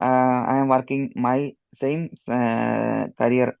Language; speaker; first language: English; non-native, learner; Malayalam